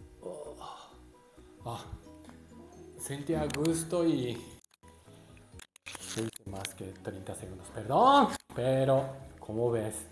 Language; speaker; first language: Spanish; non-native, learner; Japanese